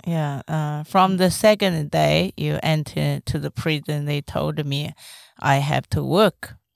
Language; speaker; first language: English; non-native, fluent; Chinese